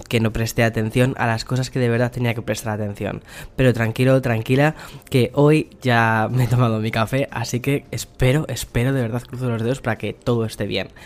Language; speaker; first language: Spanish; native; Spanish